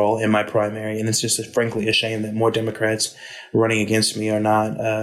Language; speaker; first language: English; native; English